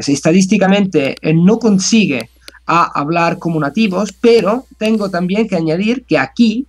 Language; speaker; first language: Spanish; non-native, fluent; Italian